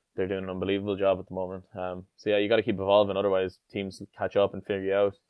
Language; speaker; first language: English; native; English